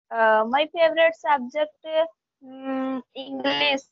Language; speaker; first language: English; non-native, learner; Hindi